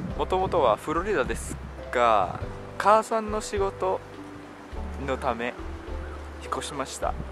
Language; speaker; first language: Japanese; non-native, learner; English